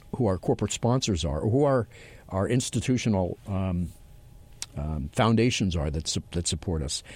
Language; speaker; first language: English; native; English